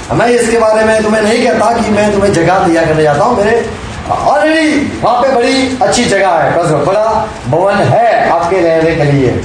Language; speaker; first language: Hindi; non-native, local second language; Gujarati